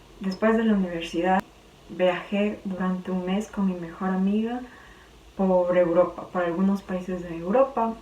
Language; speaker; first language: Spanish; native; Spanish